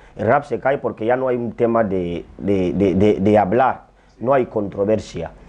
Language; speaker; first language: Spanish; non-native, local second language; Fang